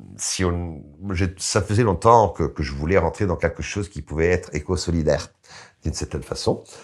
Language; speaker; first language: French; non-native, fluent; Italian